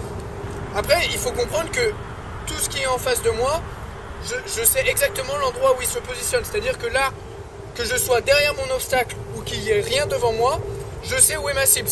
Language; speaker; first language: French; native; French